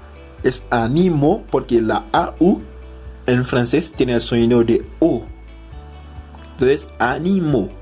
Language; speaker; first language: Spanish; non-native, fluent; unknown